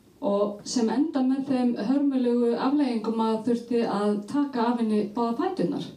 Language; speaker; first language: Icelandic; native; Icelandic